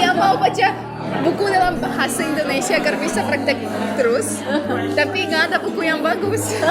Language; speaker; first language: Indonesian; non-native, fluent; Russian